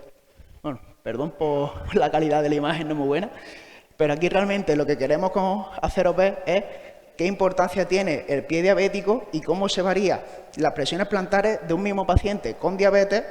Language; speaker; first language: Spanish; native; Spanish